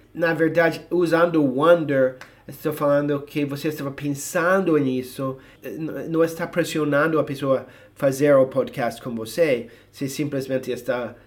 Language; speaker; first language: Portuguese; non-native, fluent; English